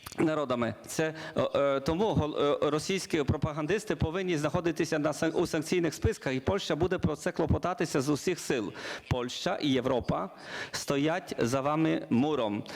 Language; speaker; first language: Ukrainian; non-native, learner; Polish